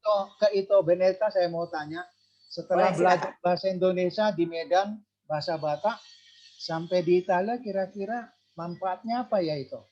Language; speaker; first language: Indonesian; native; Indonesian